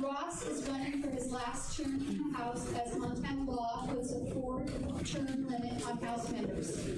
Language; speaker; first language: English; native; English